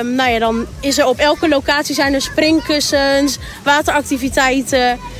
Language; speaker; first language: Dutch; native; Dutch